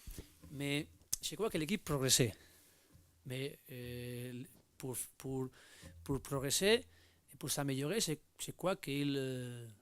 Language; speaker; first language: French; non-native, learner; Spanish